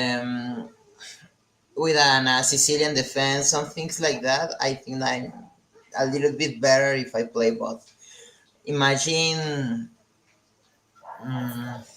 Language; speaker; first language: English; non-native, learner; Spanish